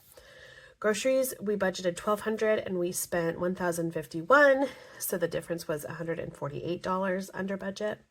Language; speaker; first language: English; native; English